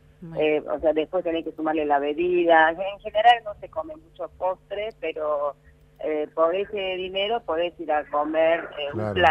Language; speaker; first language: Spanish; early bilingual, other home language; Korean